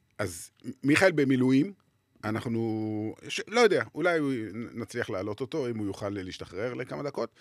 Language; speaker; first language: Hebrew; native; Hebrew